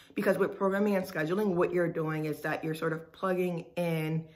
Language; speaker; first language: English; native; English